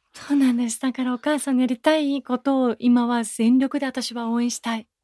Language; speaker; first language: Japanese; early bilingual, other home language; Persian